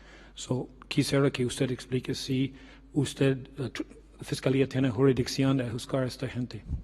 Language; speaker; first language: Spanish; non-native, learner; English